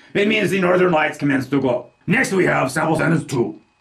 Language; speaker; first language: English; native; English